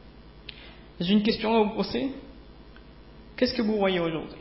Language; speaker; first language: French; native; French